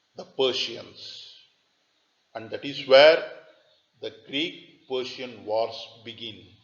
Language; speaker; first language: English; non-native, local second language; Tamil